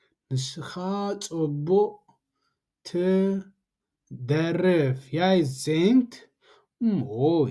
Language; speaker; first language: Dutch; non-native, learner; Tigrinya